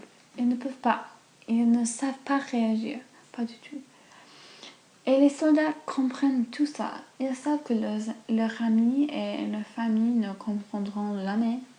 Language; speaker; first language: French; non-native, fluent; English